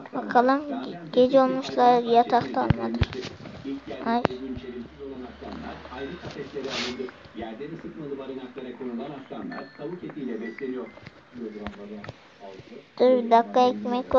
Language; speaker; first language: Turkish; native; Turkish